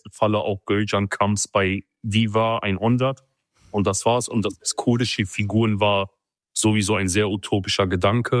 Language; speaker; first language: German; early bilingual, other home language; Kurdish